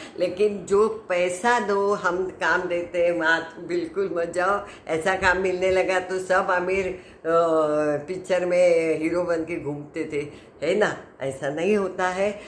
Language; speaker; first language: Hindi; non-native, local second language; Marathi